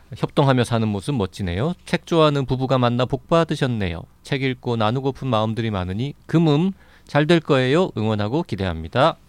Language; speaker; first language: Korean; native; Korean